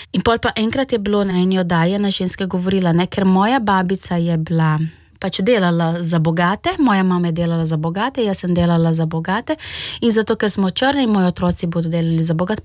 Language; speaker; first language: Slovenian; non-native, fluent; Portuguese